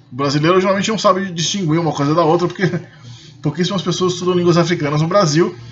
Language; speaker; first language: Portuguese; native; Portuguese